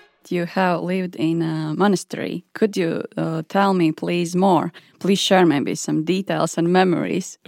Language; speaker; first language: English; non-native, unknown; Latvian